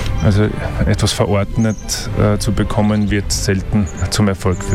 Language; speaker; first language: German; native; German